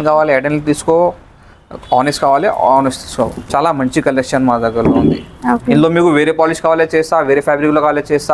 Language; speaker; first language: Telugu; non-native, local second language; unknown